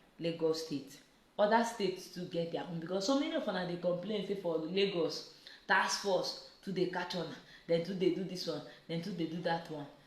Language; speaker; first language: Nigerian Pidgin; native; Nigerian Pidgin